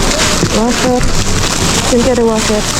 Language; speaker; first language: Spanish; non-native, learner; Filipino